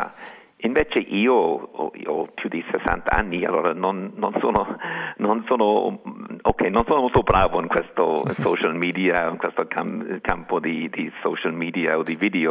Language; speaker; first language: Italian; non-native, fluent; English